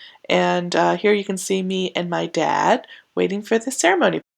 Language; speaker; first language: English; native; English